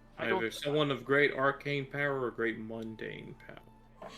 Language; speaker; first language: English; native; English